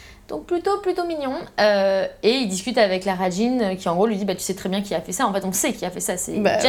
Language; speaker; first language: French; native; French